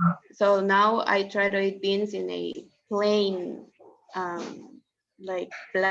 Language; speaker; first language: English; non-native, fluent; Spanish